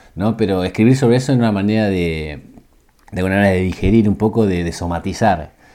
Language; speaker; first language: Spanish; native; Spanish